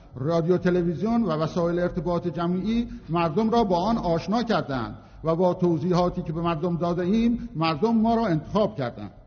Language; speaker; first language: Persian; non-native, local second language; Azerbaijani